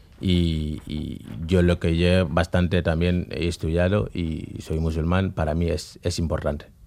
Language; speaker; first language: Spanish; non-native, fluent; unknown